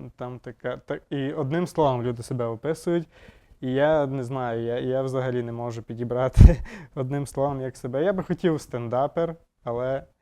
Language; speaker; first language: Ukrainian; native; Ukrainian